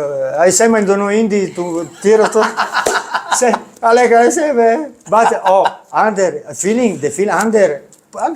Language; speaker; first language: English; non-native, learner; Italian